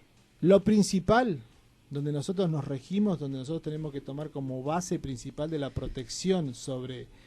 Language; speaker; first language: Spanish; native; Spanish